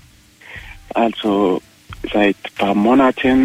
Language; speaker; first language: German; non-native, learner; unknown